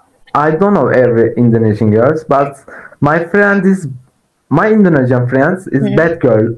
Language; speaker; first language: English; non-native, learner; Turkish